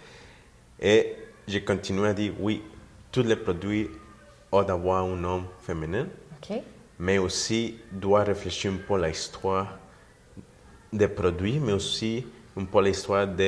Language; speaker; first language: French; non-native, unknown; Spanish